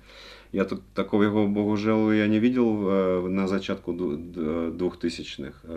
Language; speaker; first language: Czech; non-native, learner; Russian